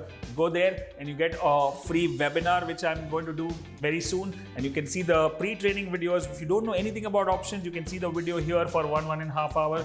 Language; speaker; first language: English; non-native, local second language; Hindi